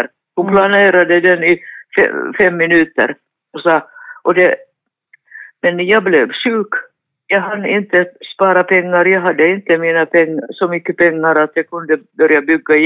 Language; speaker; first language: Swedish; non-native, fluent; Finnish